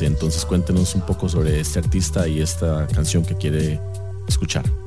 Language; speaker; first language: Spanish; native; Spanish